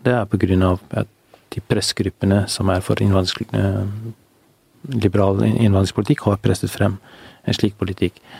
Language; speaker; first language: Norwegian; non-native, fluent; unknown